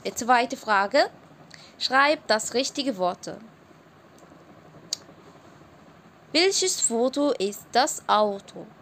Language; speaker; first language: German; non-native, fluent; Arabic